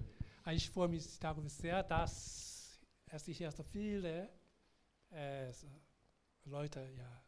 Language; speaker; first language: German; non-native, learner; Korean